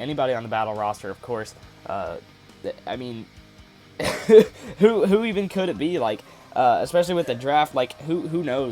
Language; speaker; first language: English; native; English